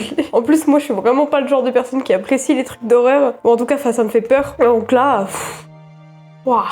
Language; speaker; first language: French; native; French